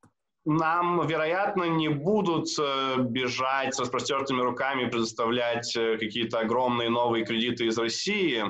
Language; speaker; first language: Russian; native; Russian